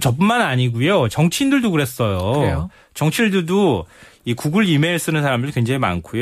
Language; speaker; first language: Korean; native; Korean